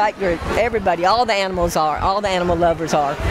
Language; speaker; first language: English; native; English